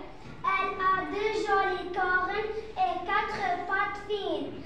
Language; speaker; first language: French; non-native, learner; Arabic